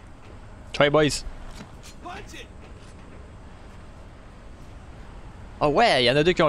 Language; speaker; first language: French; native; French